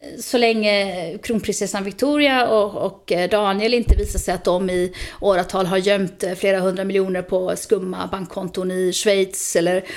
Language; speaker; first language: Swedish; native; Swedish